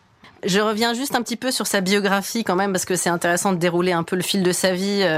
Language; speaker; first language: French; native; French